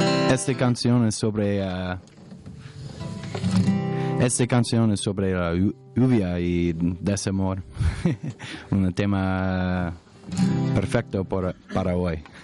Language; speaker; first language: Spanish; non-native, learner; English